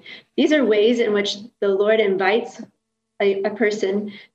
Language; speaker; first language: English; native; English